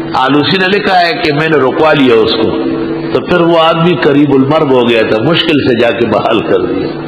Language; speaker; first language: Urdu; non-native, local second language; Pashto